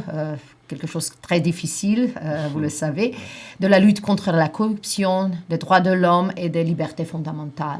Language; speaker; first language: French; non-native, fluent; Macedonian